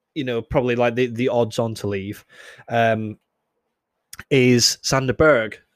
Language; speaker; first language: English; native; English